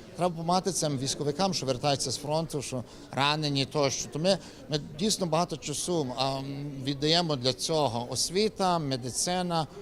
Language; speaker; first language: Ukrainian; early bilingual, heritage; Ukrainian